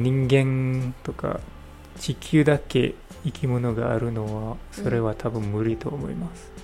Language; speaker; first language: Japanese; non-native, learner; English